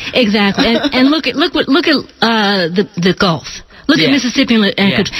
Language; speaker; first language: English; native; English